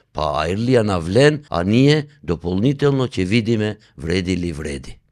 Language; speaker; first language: Macedonian; native; Macedonian